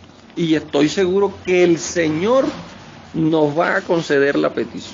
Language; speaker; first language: Spanish; native; Spanish